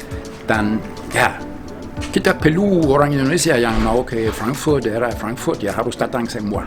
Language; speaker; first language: Indonesian; non-native, fluent; German